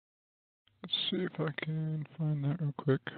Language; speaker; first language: English; native; English